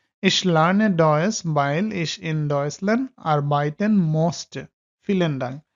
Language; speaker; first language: German; non-native, learner; Bangla